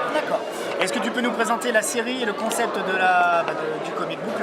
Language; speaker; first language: French; native; French